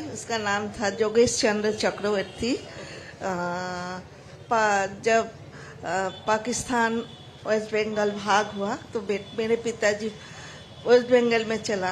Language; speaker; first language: Hindi; non-native, local second language; Bangla